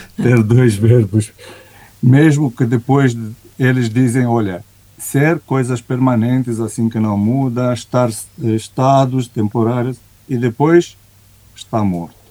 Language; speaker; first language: Portuguese; non-native, fluent; Romanian